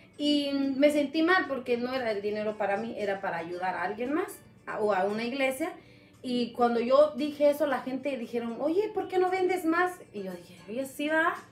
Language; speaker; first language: Spanish; non-native, local second language; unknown